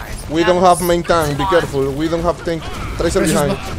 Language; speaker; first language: English; non-native, learner; Spanish